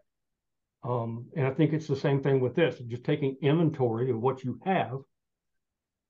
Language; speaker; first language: English; native; English